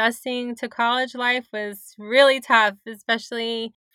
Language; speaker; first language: English; native; English